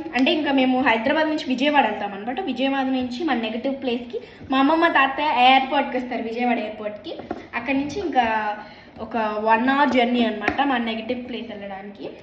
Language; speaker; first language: Telugu; early bilingual, heritage; Telugu